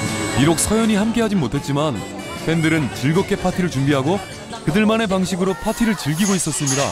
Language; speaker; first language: Korean; native; Korean